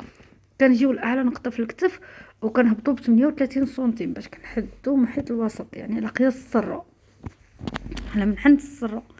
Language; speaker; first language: Arabic; native; Arabic